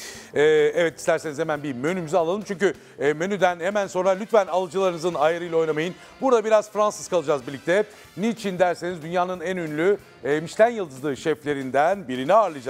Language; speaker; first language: Turkish; native; Turkish